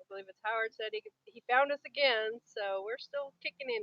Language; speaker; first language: English; native; English